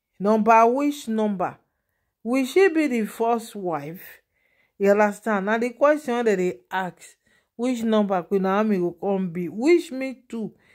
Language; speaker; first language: Nigerian Pidgin; non-native, local second language; Yoruba